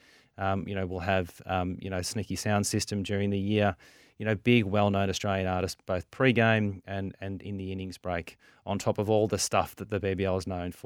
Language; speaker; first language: English; native; English